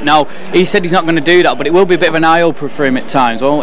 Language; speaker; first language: English; native; English